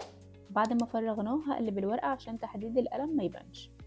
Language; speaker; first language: Arabic; native; Arabic